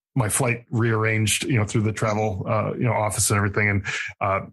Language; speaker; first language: English; native; English